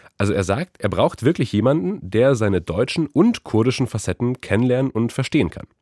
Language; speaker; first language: German; early bilingual, other home language; Polish